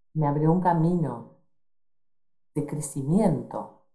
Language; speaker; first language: Spanish; native; Spanish